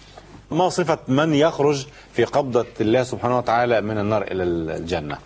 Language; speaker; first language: Arabic; native; Arabic